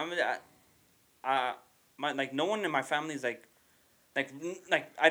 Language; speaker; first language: English; early bilingual, other home language; Spanish